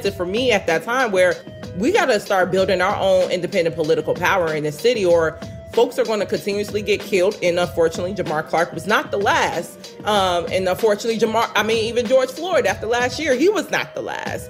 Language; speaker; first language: English; native; English